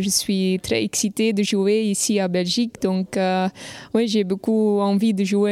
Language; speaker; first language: French; non-native, local second language; Dutch